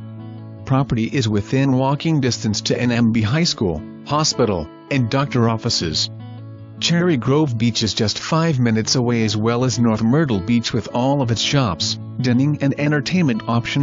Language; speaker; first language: English; native; English